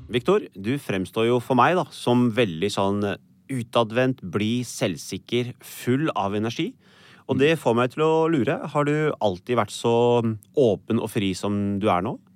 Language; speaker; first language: Norwegian; early bilingual, other home language; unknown